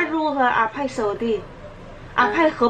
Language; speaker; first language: French; non-native, learner; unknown